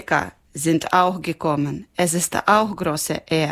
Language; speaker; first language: German; non-native, learner; Ukrainian